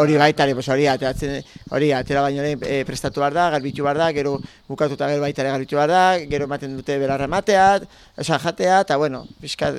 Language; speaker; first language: Basque; native; Basque